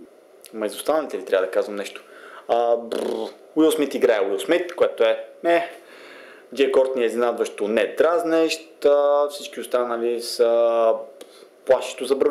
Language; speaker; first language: Bulgarian; native; Bulgarian